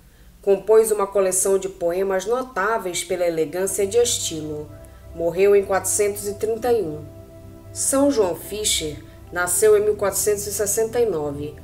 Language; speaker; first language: Portuguese; native; Portuguese